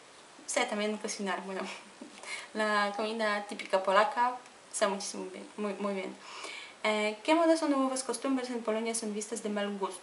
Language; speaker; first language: Spanish; non-native, fluent; Polish